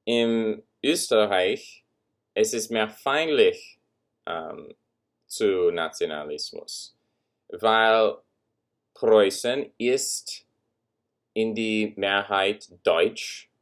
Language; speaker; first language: German; non-native, learner; English